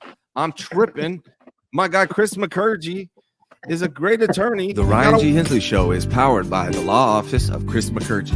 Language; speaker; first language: English; native; English